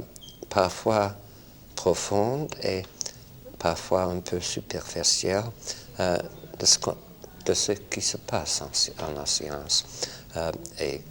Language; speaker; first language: French; non-native, fluent; English